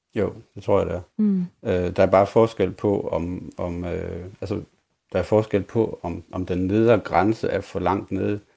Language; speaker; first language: Danish; native; Danish